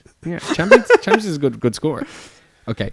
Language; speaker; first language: English; native; English